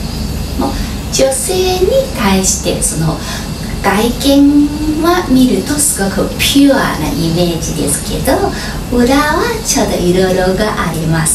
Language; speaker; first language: Japanese; non-native, fluent; Chinese